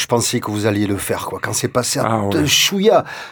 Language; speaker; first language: French; native; French